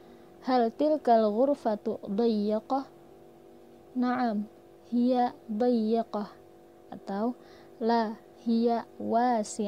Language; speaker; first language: Arabic; non-native, learner; Indonesian